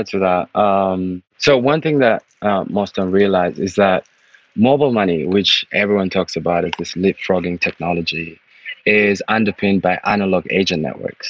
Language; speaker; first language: English; non-native, local second language; Ganda